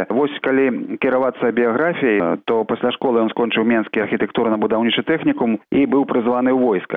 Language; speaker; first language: Belarusian; native; Belarusian